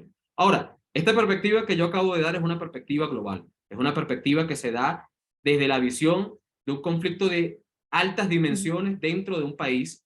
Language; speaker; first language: Spanish; native; Spanish